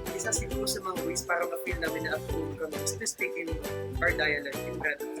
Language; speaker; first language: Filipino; non-native, local second language; Maranao